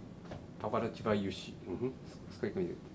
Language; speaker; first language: Russian; non-native, learner; Japanese